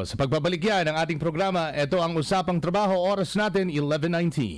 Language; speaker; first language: Filipino; native; Filipino